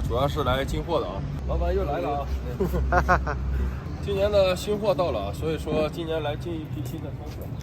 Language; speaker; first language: Chinese; native; Chinese